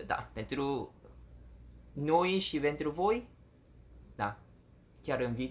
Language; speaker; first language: Romanian; non-native, learner; Korean